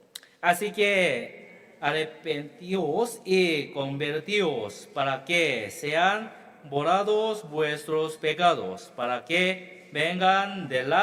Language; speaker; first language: Spanish; non-native, learner; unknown